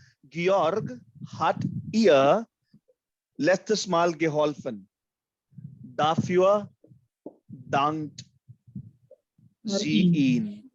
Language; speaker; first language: German; non-native, fluent; Hindi